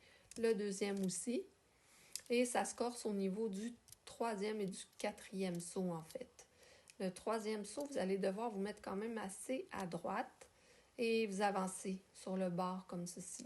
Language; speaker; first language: French; native; French